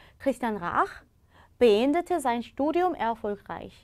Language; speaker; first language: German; non-native, fluent; Korean